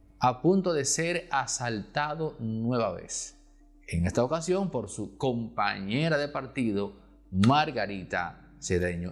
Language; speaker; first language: Spanish; native; Spanish